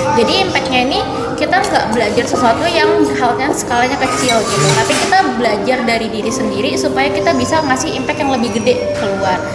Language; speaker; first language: Indonesian; native; Indonesian